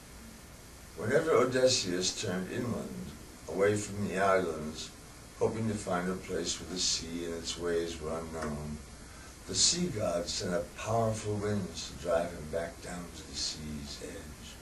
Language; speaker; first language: English; native; English